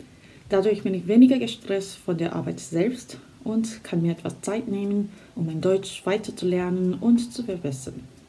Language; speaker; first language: German; non-native, fluent; Korean